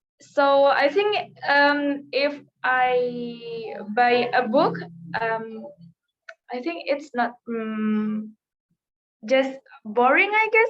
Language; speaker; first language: English; non-native, learner; Indonesian